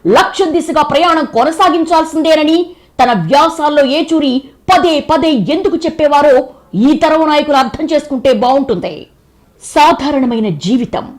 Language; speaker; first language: Telugu; native; Telugu